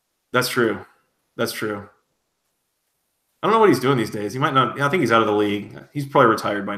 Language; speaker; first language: English; native; English